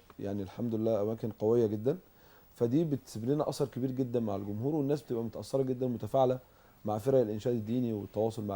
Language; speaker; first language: Arabic; native; Arabic